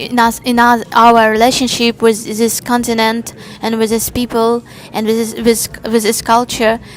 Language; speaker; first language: English; non-native, learner; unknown